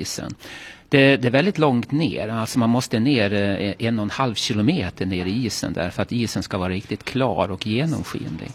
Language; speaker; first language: Swedish; native; Swedish